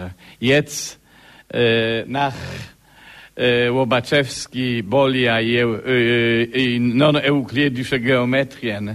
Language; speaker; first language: German; non-native, learner; Polish